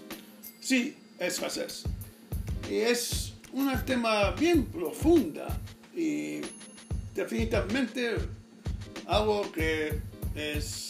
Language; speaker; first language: Spanish; non-native, fluent; English